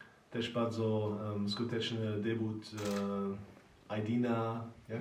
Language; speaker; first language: Polish; non-native, learner; German